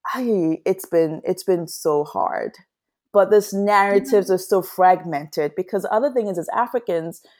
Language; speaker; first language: English; non-native, local second language; Yoruba